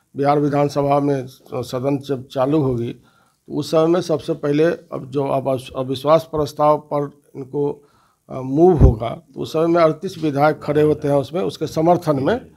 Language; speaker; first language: Hindi; native; Hindi